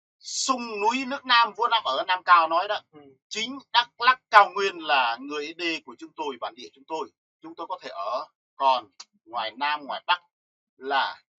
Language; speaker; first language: Vietnamese; non-native, local second language; Jarai